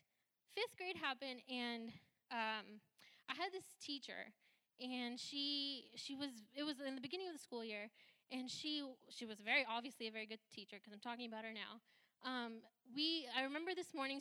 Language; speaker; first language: English; early bilingual, other home language; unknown